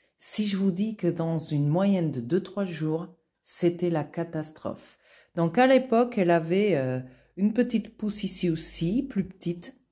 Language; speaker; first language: French; non-native, fluent; Portuguese